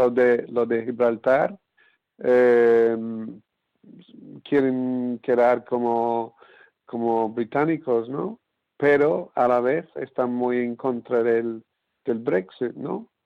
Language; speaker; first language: Spanish; non-native, fluent; English